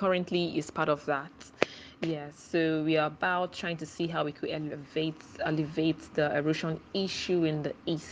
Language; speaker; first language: English; non-native, local second language; Igbo